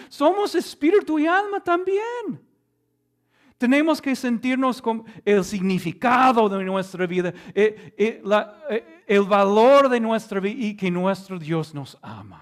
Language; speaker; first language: Spanish; non-native, fluent; English